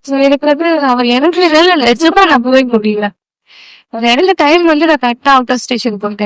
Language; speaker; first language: Tamil; non-native, local second language; Malayalam